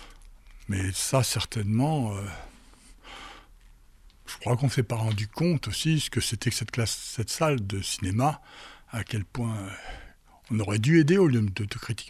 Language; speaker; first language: French; native; French